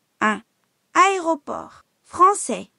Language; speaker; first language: French; non-native, learner; English